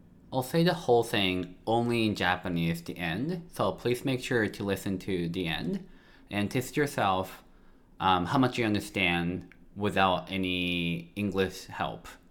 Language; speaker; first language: English; non-native, fluent; Japanese